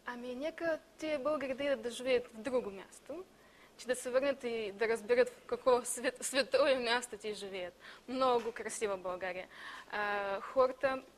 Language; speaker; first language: Bulgarian; native; Bulgarian